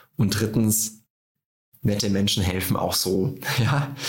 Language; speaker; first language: German; native; German